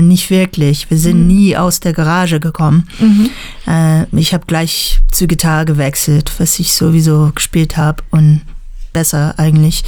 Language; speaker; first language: German; non-native, learner; English